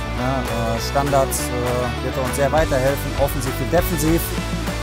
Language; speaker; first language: German; native; German